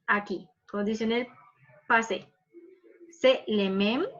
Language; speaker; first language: French; non-native, fluent; Spanish